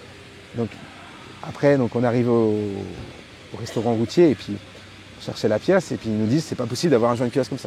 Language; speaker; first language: French; native; French